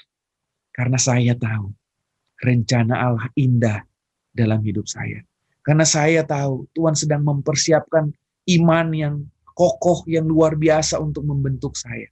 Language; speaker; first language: Indonesian; native; Indonesian